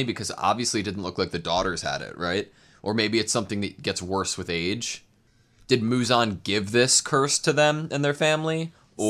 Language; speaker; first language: English; native; English